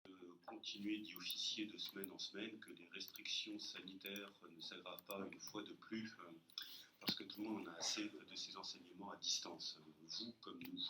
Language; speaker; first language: French; native; French